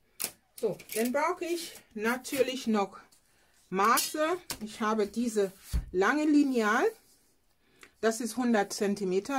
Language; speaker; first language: German; non-native, fluent; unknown